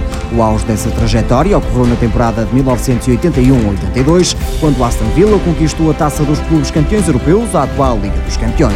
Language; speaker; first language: Portuguese; native; Portuguese